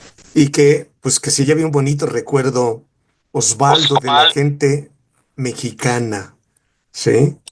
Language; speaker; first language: Spanish; native; Spanish